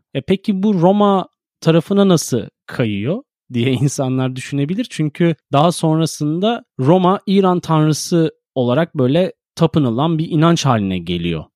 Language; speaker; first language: Turkish; native; Turkish